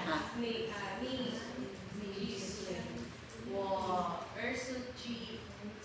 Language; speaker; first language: Chinese; non-native, learner; Filipino